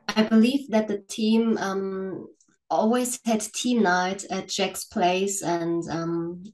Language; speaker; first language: English; non-native, fluent; German